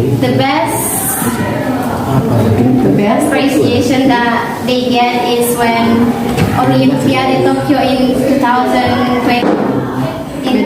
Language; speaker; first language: English; non-native, learner; Indonesian